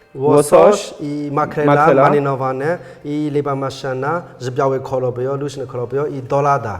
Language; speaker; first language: Polish; non-native, fluent; Burmese